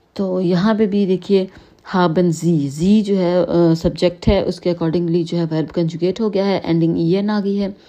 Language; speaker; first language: Urdu; native; Urdu